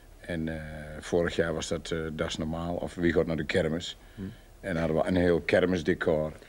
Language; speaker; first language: Dutch; native; Dutch